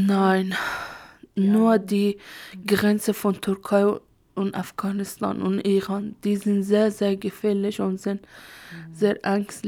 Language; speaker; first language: German; non-native, learner; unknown